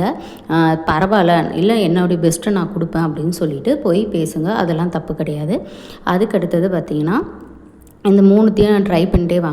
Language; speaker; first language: Tamil; native; Tamil